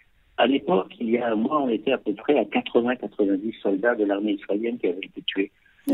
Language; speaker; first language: French; native; French